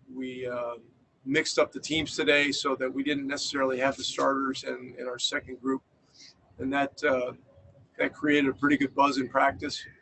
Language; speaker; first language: English; native; English